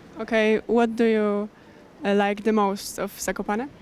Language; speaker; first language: English; non-native, learner; Polish